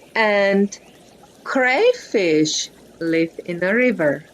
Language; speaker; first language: English; non-native, fluent; Czech